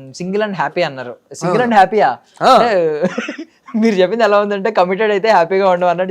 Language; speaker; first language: Telugu; native; Telugu